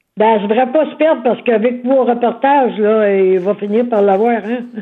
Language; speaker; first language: French; native; French